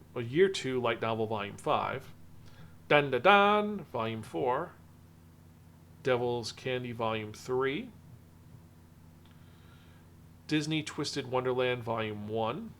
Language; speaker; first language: English; native; English